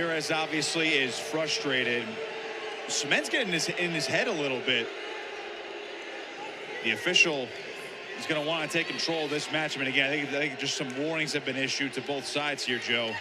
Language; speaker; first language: English; native; English